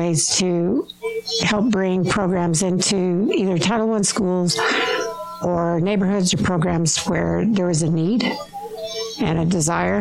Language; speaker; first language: English; native; English